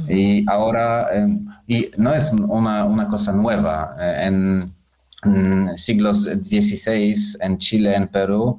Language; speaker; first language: Spanish; non-native, fluent; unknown